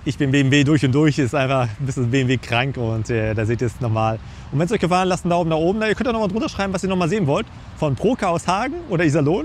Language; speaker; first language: German; native; German